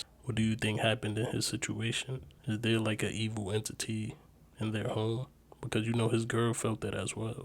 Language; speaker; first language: English; native; English